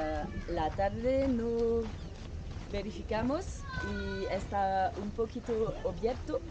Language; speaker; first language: Spanish; non-native, learner; French